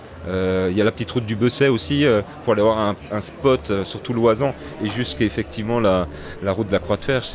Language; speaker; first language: French; native; French